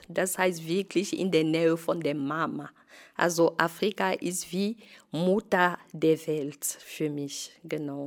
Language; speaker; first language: German; non-native, fluent; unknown